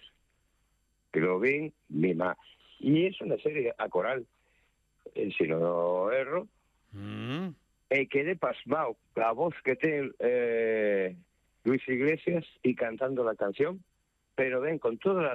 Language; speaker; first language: Galician; native; Galician